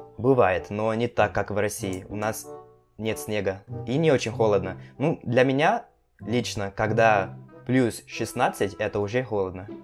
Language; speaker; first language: Russian; non-native, fluent; Portuguese